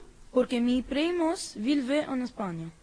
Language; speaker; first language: Spanish; non-native, learner; Arabic